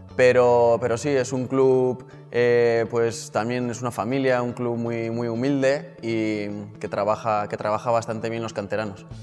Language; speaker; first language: Spanish; native; Spanish